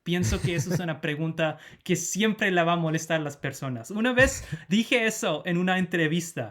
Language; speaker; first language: Spanish; non-native, fluent; English